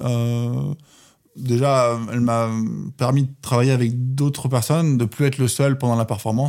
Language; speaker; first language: French; native; French